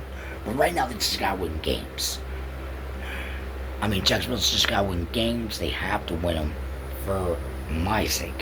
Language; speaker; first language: English; native; English